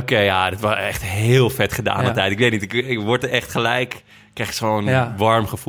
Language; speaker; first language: Dutch; native; Dutch